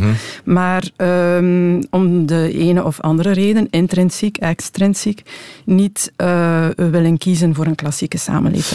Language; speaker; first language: Dutch; native; Dutch